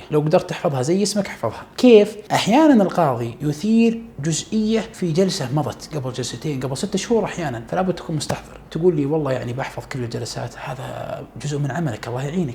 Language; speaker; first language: Arabic; native; Arabic